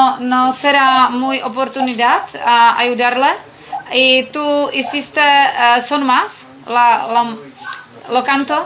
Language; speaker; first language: Spanish; non-native, learner; Czech